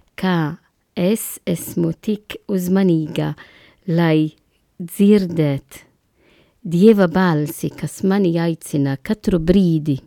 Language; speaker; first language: Latvian; non-native, learner; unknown